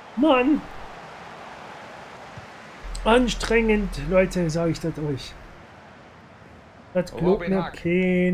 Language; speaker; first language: German; native; German